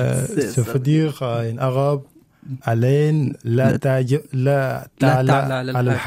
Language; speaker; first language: French; non-native, learner; Arabic